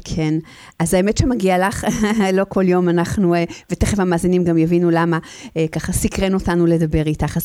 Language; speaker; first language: Hebrew; native; Hebrew